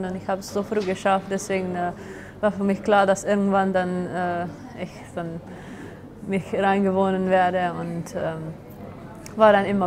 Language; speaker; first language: German; non-native, fluent; Slovenian